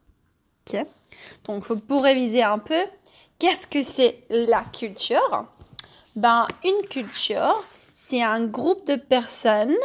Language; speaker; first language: French; non-native, fluent; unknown